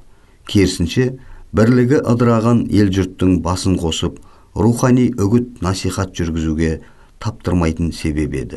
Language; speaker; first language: Kazakh; native; Kazakh